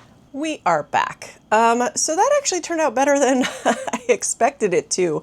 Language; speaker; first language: English; native; English